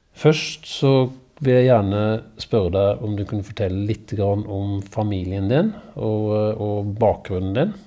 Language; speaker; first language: Norwegian; native; Norwegian